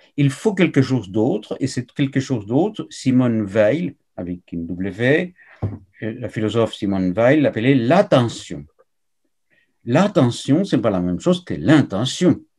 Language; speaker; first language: French; non-native, fluent; Spanish